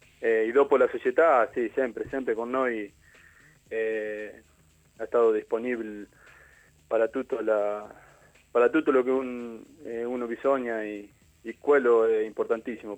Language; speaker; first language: Italian; non-native, learner; Spanish